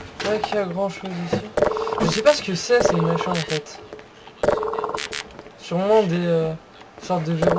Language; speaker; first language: French; native; French